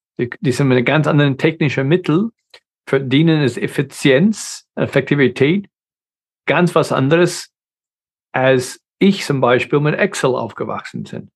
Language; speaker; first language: German; non-native, fluent; English